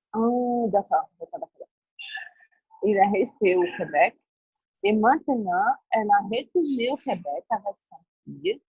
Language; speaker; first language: French; non-native, learner; Portuguese